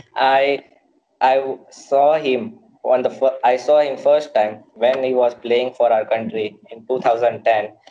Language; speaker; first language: English; non-native, local second language; Gujarati